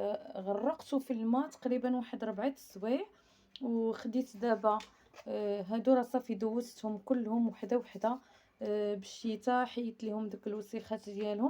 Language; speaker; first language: Arabic; native; Arabic